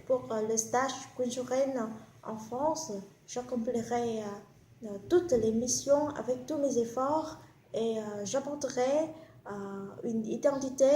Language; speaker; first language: French; non-native, fluent; Vietnamese